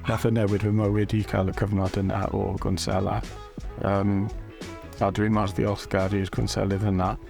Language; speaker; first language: Welsh; native; Welsh